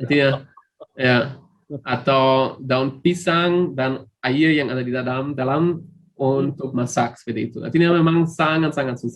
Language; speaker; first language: Indonesian; non-native, fluent; German